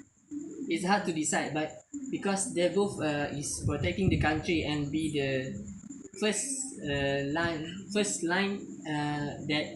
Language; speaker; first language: English; non-native, learner; Malay